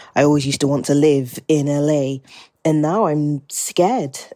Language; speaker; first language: English; native; English